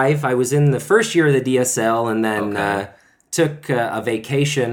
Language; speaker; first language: English; native; English